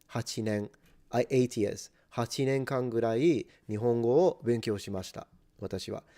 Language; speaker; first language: Japanese; non-native, fluent; English